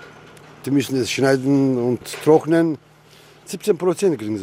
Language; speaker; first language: German; non-native, learner; Turkish